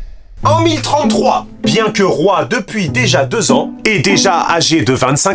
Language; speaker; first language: French; native; French